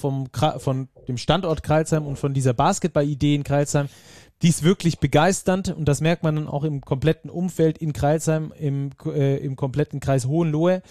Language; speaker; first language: German; native; German